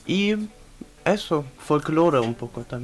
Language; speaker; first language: Spanish; non-native, learner; German